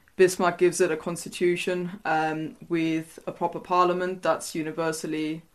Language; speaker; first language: English; non-native, fluent; German